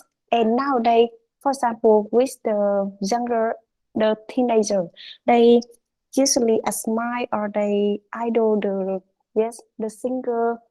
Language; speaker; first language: English; non-native, fluent; Vietnamese